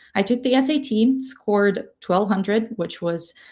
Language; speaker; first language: English; non-native, fluent; Ukrainian